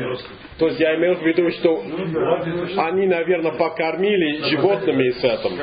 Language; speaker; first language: Russian; non-native, fluent; English